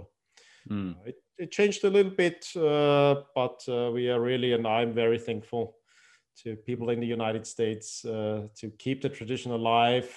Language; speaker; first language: English; non-native, fluent; German